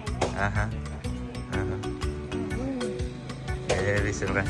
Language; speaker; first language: French; non-native, fluent; Vietnamese